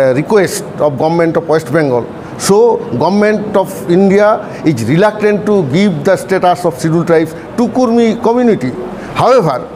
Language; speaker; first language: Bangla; non-native, local second language; Santali